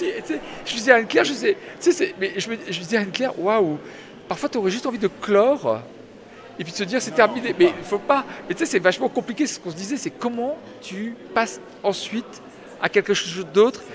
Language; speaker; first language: French; native; French